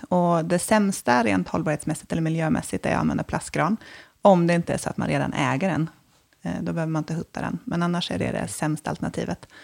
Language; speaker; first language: Swedish; native; Swedish